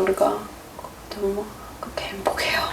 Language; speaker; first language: Korean; non-native, learner; Spanish